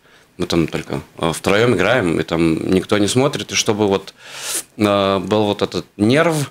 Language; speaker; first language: Russian; non-native, fluent; Latvian